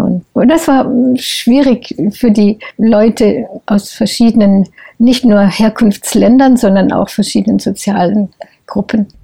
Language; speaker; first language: German; native; German